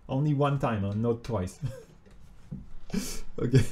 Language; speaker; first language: English; non-native, fluent; French